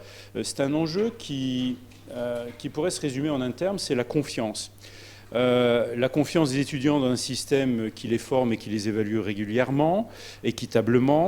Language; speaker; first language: French; native; French